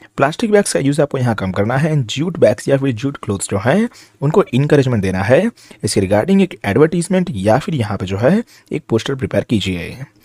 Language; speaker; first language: Hindi; non-native, local second language; Gujarati